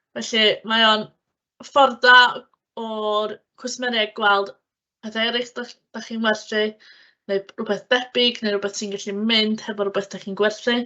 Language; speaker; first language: Welsh; native; Welsh